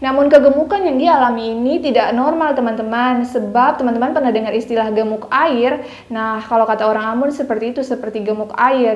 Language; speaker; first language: Indonesian; native; Indonesian